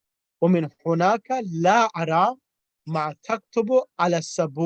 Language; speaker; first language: Arabic; non-native, fluent; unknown